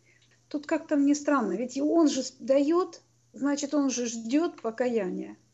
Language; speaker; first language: Russian; native; Russian